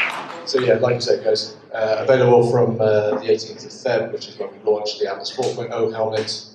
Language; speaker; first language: English; native; English